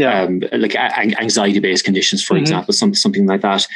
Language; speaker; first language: English; native; English